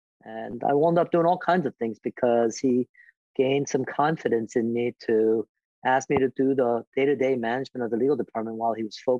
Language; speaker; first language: English; native; English